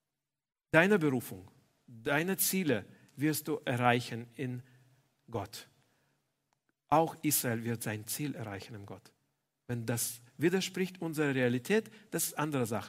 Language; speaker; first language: German; non-native, fluent; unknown